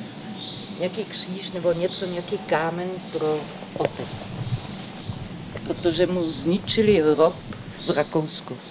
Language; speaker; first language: Czech; non-native, local second language; English